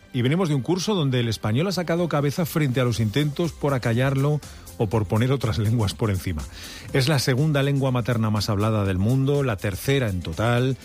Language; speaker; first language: Spanish; native; Spanish